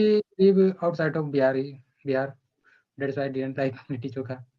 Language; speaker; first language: English; non-native, learner; Hindi